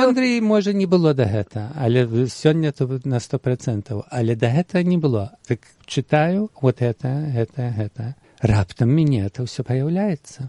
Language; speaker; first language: Belarusian; early bilingual, heritage; Belarusian